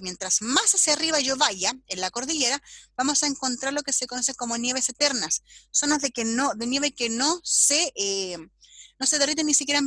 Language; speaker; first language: Spanish; native; Spanish